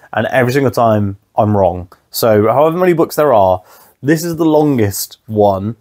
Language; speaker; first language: English; native; English